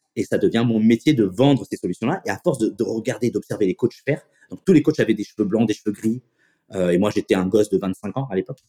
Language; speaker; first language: French; native; French